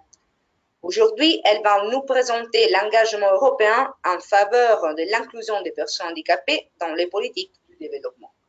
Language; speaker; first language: French; non-native, fluent; Italian